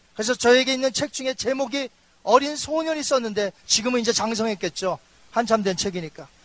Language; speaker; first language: Korean; native; Korean